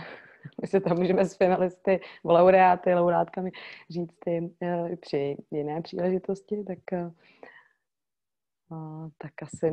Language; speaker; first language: Czech; native; Czech